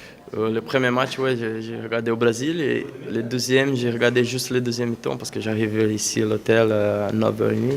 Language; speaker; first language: French; non-native, fluent; Portuguese